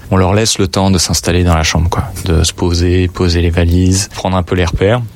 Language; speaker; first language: French; native; French